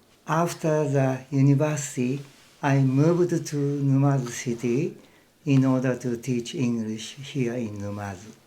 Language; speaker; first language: English; non-native, learner; Japanese